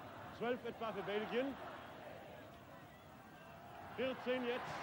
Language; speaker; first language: German; native; German